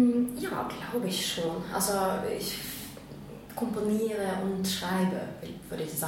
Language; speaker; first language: German; non-native, fluent; Norwegian